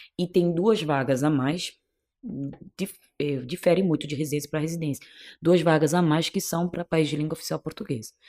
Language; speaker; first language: Portuguese; non-native, local second language; Kabuverdianu